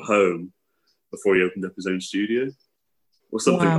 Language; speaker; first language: English; native; English